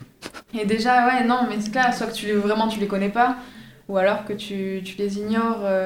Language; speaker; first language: French; native; French